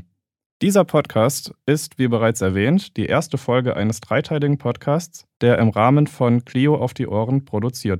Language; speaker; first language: German; native; German